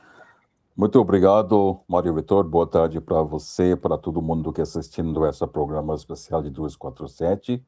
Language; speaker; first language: Portuguese; non-native, fluent; Hindi